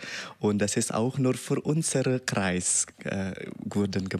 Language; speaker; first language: German; non-native, learner; Indonesian